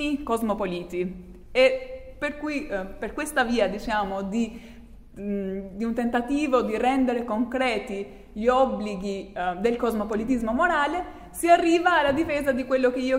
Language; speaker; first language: Italian; non-native, fluent; Albanian